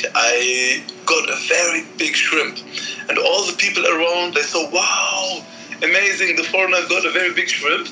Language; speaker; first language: English; non-native, fluent; Arabic